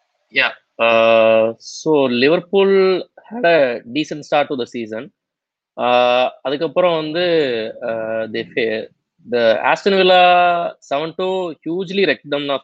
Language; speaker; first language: English; non-native, local second language; Tamil